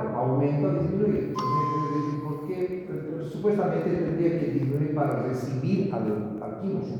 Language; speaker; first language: Spanish; native; Spanish